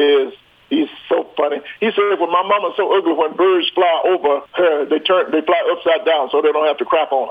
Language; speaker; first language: English; native; English